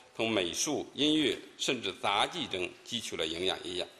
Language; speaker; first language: Chinese; native; Chinese